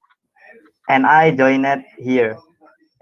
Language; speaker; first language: English; non-native, learner; Indonesian